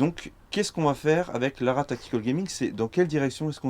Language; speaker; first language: French; native; French